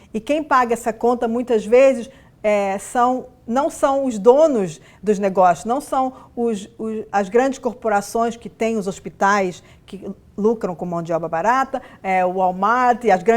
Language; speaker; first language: Portuguese; native; Portuguese